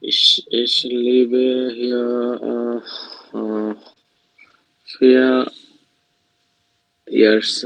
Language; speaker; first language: German; non-native, learner; Bangla